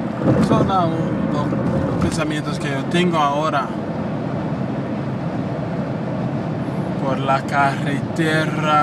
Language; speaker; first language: Spanish; non-native, learner; English